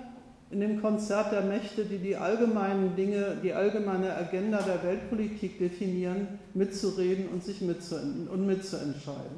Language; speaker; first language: German; native; German